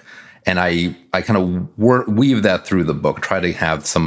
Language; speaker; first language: English; native; English